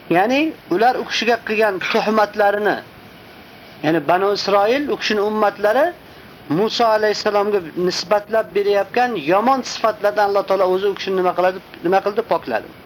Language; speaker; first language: Uzbek; native; Uzbek